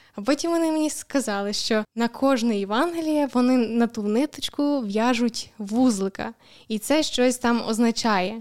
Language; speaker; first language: Ukrainian; native; Ukrainian